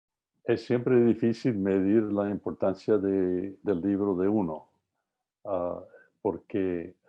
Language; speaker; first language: Spanish; non-native, fluent; English